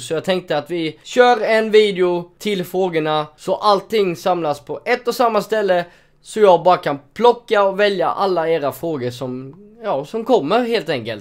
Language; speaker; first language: Swedish; native; Swedish